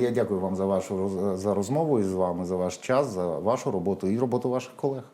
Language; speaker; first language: Ukrainian; native; Ukrainian